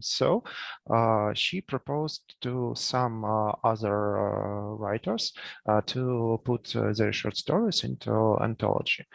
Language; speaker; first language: English; non-native, learner; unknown